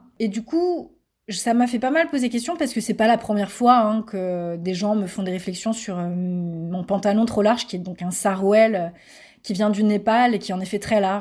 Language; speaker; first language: French; native; French